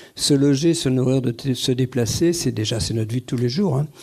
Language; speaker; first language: French; native; French